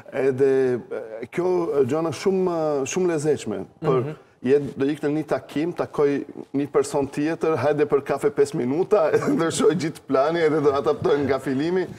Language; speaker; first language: Albanian; non-native, learner; Arabic